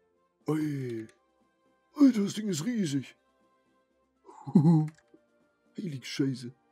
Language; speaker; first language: German; native; German